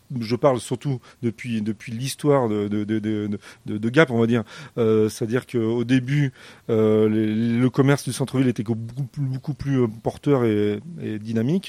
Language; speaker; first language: French; native; French